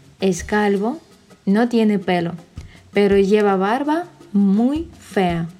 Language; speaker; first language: Spanish; non-native, fluent; Russian